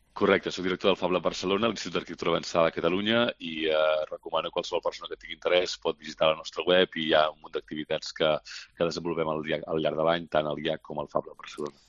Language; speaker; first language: Catalan; native; Catalan